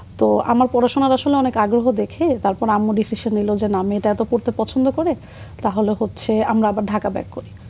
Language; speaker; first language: Bangla; native; Bangla